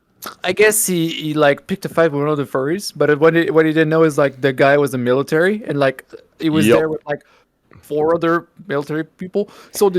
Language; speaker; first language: English; native; English